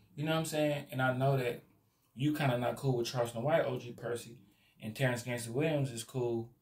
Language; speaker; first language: English; native; English